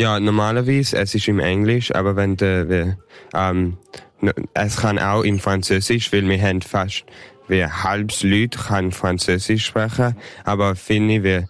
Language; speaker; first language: German; early bilingual, heritage; English